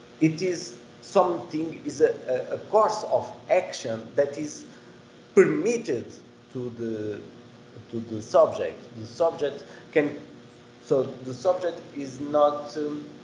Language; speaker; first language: English; non-native, fluent; Portuguese